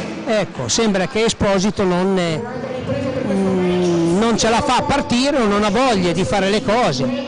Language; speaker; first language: Italian; native; Italian